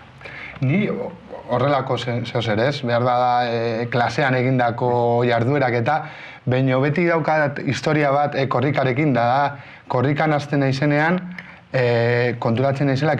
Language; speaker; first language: Basque; non-native, local second language; Spanish